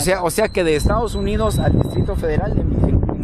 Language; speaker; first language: Spanish; native; Spanish